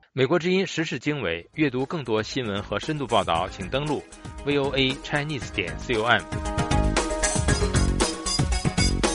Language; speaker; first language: Chinese; native; Chinese